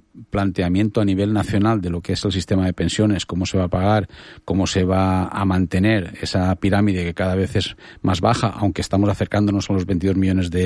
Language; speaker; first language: Spanish; native; Spanish